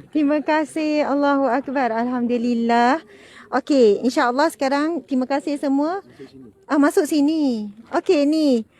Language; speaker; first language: Malay; native; Malay